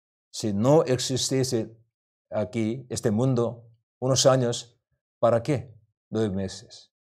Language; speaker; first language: Spanish; non-native, learner; Korean